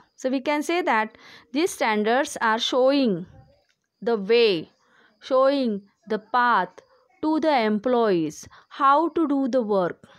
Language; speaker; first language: English; non-native, local second language; Marathi